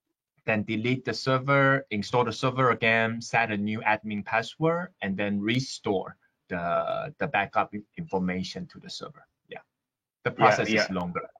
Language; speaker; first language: English; non-native, fluent; Chinese